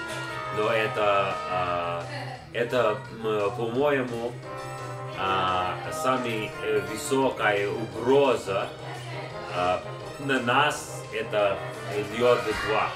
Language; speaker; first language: Russian; non-native, learner; English